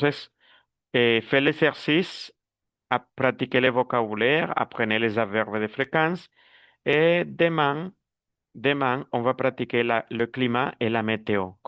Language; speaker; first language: French; non-native, fluent; Spanish